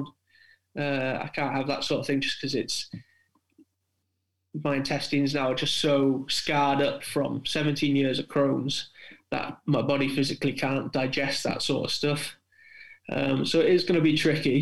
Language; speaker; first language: English; native; English